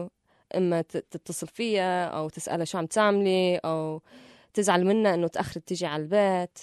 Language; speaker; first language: Arabic; native; Arabic